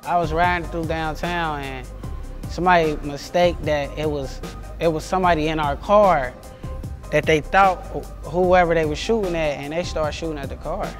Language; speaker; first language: English; native; English